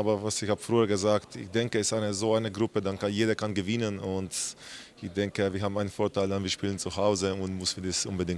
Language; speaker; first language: German; non-native, learner; Slovenian